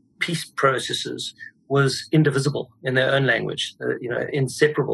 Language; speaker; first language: English; native; English